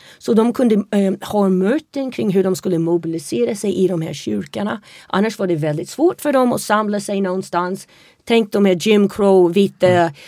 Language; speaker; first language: Swedish; non-native, fluent; English